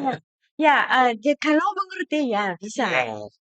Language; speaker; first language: Indonesian; non-native, fluent; Japanese